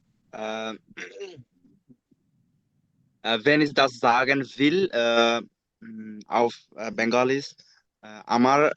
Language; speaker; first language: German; non-native, learner; Bangla